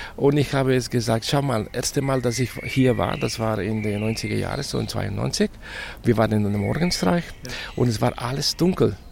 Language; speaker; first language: German; non-native, fluent; Spanish